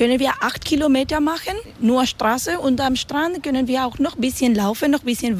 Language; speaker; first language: German; non-native, learner; Spanish